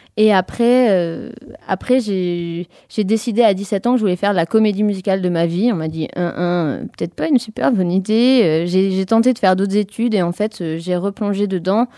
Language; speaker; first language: French; native; French